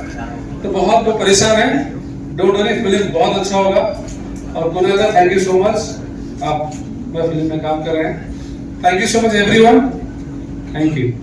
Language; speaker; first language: Hindi; non-native, local second language; Odia